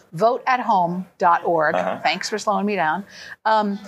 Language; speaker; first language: English; native; English